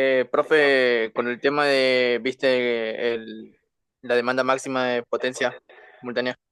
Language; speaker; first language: Spanish; native; Spanish